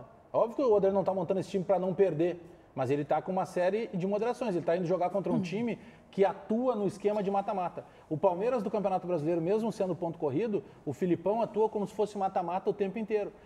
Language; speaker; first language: Portuguese; native; Portuguese